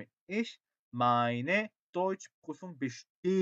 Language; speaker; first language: German; non-native, fluent; Korean